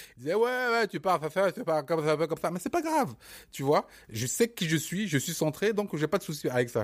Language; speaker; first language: French; early bilingual, other home language; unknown